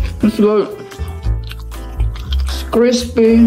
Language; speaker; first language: English; non-native, learner; Indonesian